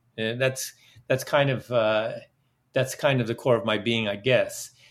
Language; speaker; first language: English; early bilingual, other home language; Dutch